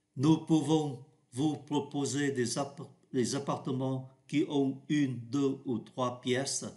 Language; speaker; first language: French; non-native, fluent; Vietnamese